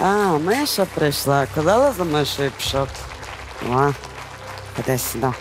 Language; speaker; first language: Ukrainian; native; Ukrainian